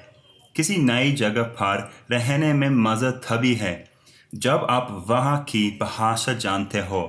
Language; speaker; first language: Hindi; non-native, learner; English